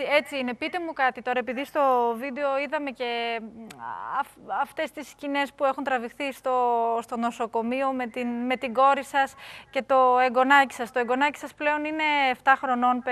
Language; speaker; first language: Greek; native; Greek